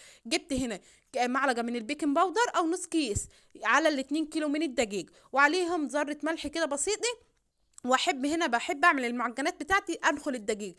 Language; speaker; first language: Arabic; native; Arabic